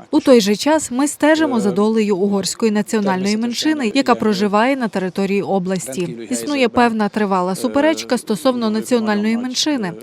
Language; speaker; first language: Ukrainian; native; Ukrainian